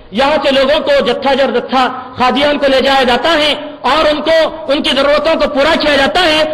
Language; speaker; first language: Urdu; native; Urdu